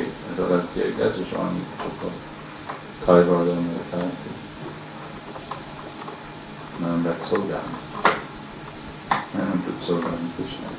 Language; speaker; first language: Hungarian; early bilingual, heritage; Hungarian